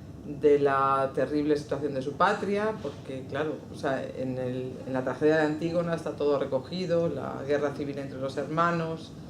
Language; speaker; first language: Spanish; native; Spanish